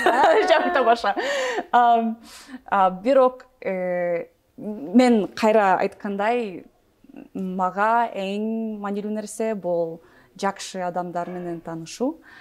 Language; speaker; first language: Kyrgyz; non-native, learner; English